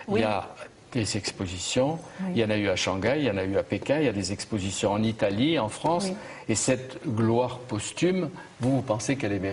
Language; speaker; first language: French; native; French